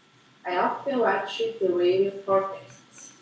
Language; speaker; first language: English; non-native, learner; Portuguese